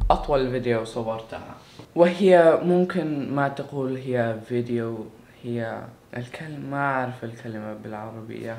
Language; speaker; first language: Arabic; early bilingual, heritage; Arabic